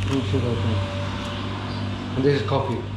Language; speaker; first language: English; non-native, learner; Polish